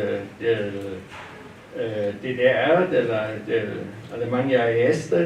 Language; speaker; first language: Spanish; non-native, learner; German